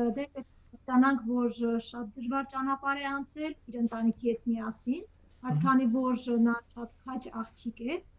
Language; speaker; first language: Armenian; native; Armenian